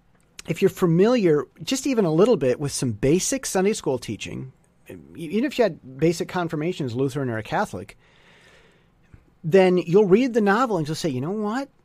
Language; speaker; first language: English; native; English